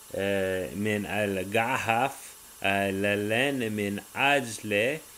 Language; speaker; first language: Arabic; non-native, learner; English